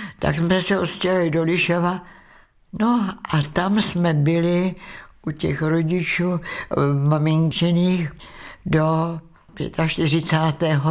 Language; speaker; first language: Czech; native; Czech